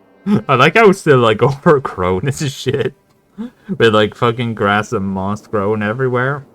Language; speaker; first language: English; native; English